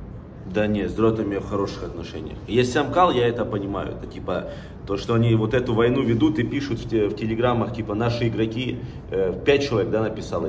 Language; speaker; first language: Russian; native; Russian